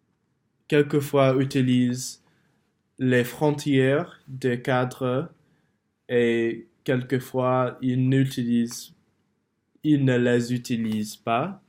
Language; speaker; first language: French; non-native, learner; English